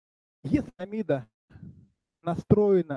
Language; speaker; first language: Czech; non-native, learner; Russian